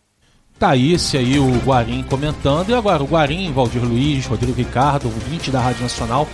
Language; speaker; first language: Portuguese; native; Portuguese